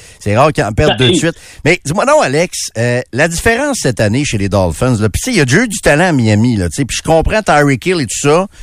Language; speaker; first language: French; native; French